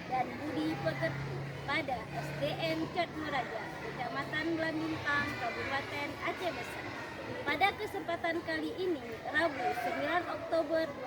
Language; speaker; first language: Indonesian; native; Indonesian